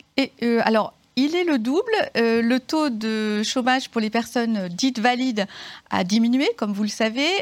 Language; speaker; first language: French; native; French